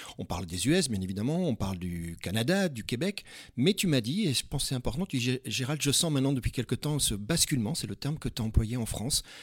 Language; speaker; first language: French; native; French